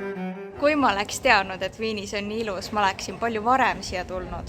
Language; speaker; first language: Estonian; native; Estonian